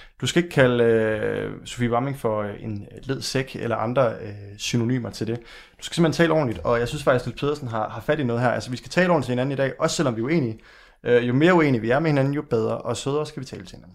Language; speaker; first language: Danish; native; Danish